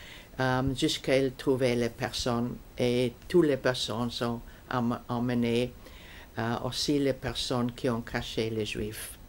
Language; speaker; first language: French; non-native, fluent; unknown